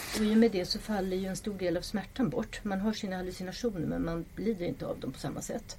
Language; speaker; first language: Swedish; non-native, fluent; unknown